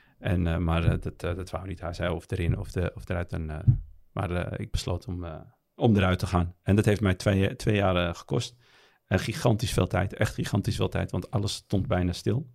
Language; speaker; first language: Dutch; early bilingual, other home language; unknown